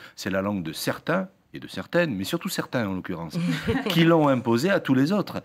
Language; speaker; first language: French; native; French